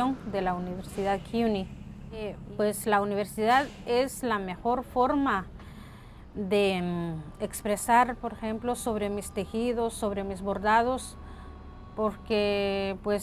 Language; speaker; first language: Spanish; non-native, local second language; Kʼicheʼ